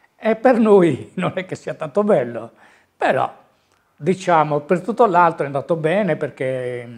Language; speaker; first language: Italian; native; Italian